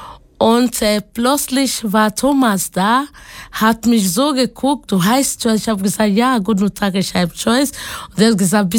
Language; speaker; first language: German; non-native, learner; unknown